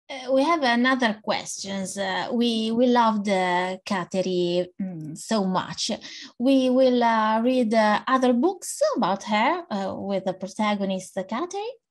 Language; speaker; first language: English; non-native, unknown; Italian